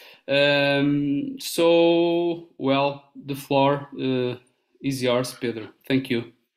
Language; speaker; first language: English; non-native, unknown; Portuguese